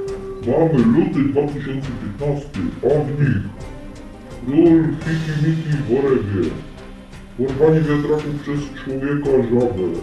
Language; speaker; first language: Polish; native; Polish